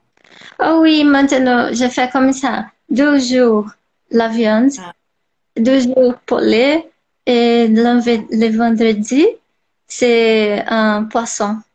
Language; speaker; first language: French; non-native, learner; Portuguese